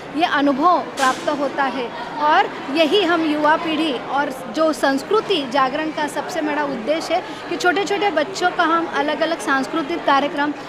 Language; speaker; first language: Hindi; non-native, local second language; Marathi